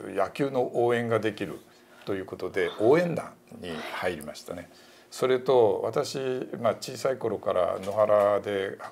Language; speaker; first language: Japanese; native; Japanese